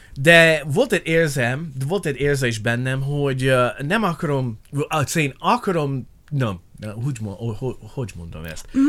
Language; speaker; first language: Hungarian; non-native, learner; English